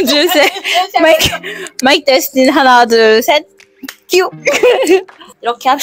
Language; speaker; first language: Korean; non-native, fluent; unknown